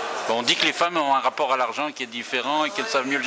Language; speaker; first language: French; native; French